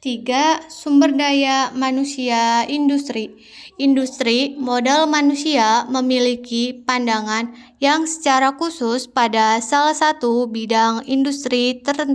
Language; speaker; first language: Indonesian; native; Indonesian